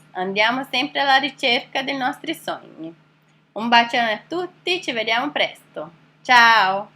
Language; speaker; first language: Italian; non-native, fluent; Portuguese